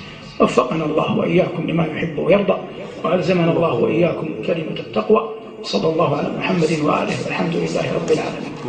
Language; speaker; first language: Arabic; native; Arabic